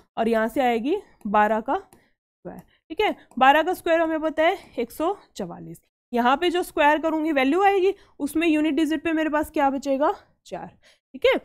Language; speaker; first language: Hindi; native; Hindi